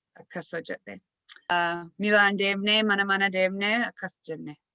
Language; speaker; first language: Oromo; non-native, learner; English